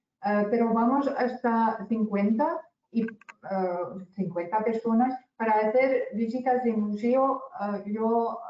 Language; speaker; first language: Spanish; non-native, fluent; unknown